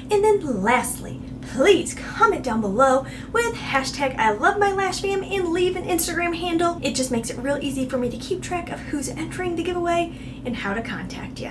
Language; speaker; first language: English; native; English